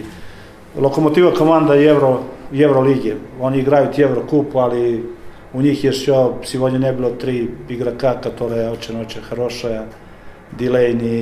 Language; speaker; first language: Russian; non-native, learner; Serbian